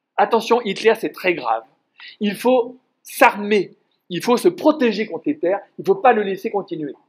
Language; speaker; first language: French; native; French